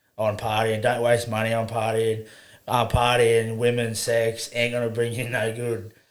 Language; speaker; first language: English; native; English